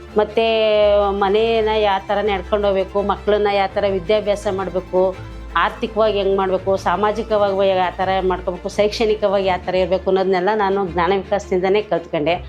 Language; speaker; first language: Kannada; native; Kannada